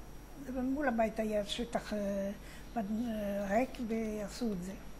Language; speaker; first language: Hebrew; non-native, fluent; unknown